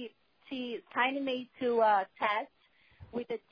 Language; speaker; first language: English; non-native, fluent; Portuguese